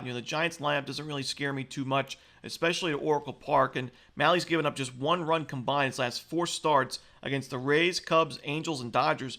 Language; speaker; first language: English; native; English